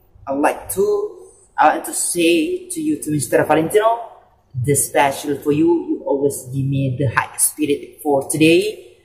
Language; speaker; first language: English; non-native, learner; Indonesian